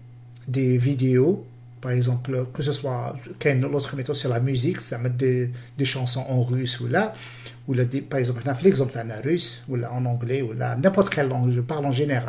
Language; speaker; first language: French; non-native, local second language; Arabic